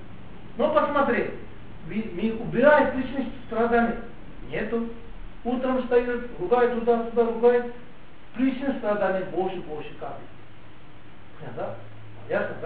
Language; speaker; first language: Russian; non-native, learner; Tibetan